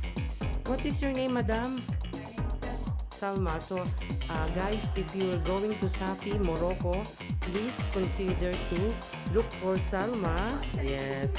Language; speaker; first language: English; non-native, local second language; Filipino